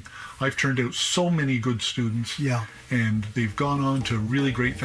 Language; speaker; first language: English; native; English